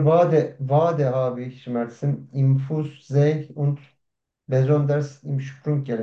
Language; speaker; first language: German; non-native, learner; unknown